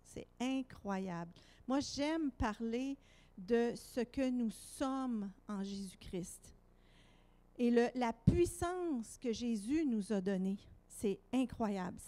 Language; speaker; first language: French; native; French